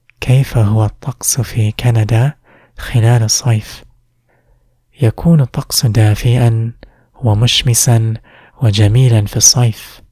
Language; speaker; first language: Arabic; non-native, fluent; English